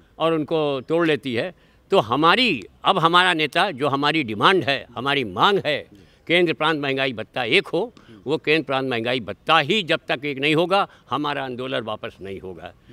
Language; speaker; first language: Hindi; native; Hindi